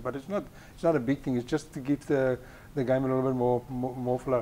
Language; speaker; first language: English; non-native, local second language; Afrikaans